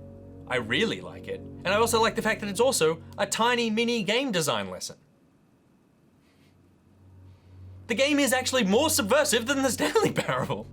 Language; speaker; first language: English; native; English